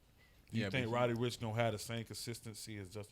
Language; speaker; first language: English; native; English